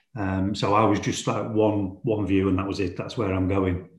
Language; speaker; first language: English; native; English